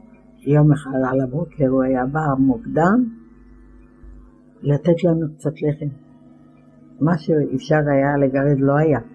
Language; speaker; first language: Hebrew; non-native, fluent; Ladino